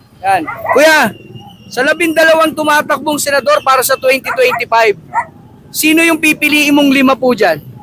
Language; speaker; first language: Filipino; native; Filipino